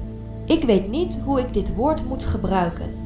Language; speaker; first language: Dutch; non-native, learner; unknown